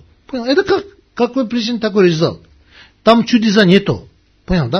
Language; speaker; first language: Russian; non-native, learner; Tibetan